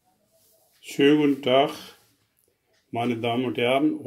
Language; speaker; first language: German; non-native, learner; Urdu